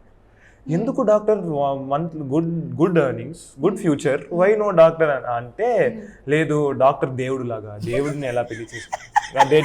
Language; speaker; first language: Telugu; non-native, local second language; Tamil